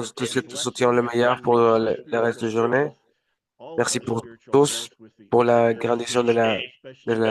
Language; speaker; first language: French; non-native, learner; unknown